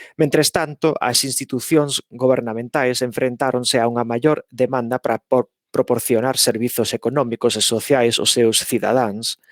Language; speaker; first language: Galician; non-native, fluent; English